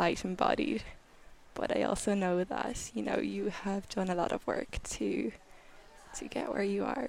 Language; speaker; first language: English; native; English